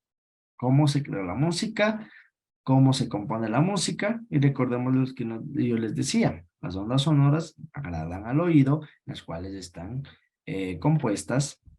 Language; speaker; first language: Spanish; native; Spanish